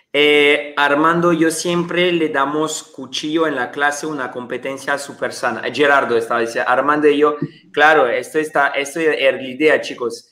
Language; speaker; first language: Spanish; non-native, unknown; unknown